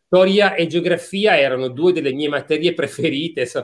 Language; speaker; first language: Italian; native; Italian